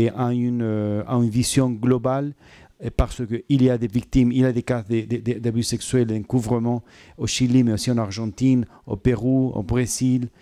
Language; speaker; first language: French; non-native, fluent; Spanish